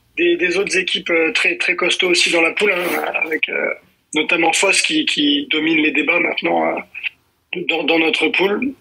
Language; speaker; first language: French; native; French